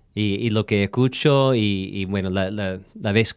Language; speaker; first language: Spanish; non-native, fluent; English